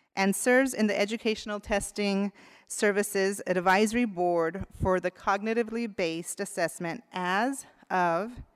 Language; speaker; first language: English; early bilingual, other home language; Spanish